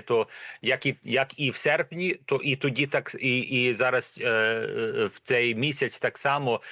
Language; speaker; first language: Ukrainian; early bilingual, heritage; Ukrainian